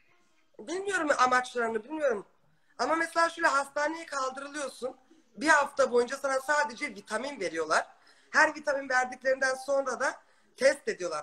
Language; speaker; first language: Turkish; early bilingual, heritage; Turkish